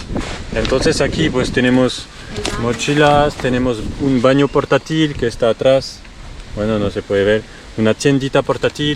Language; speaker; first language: Spanish; non-native, learner; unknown